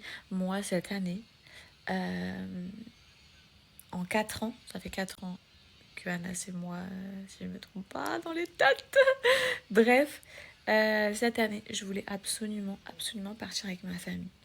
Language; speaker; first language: French; native; French